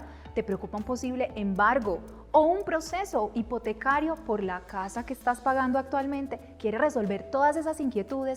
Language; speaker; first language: Spanish; native; Spanish